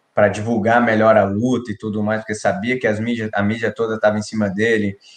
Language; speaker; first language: Portuguese; native; Portuguese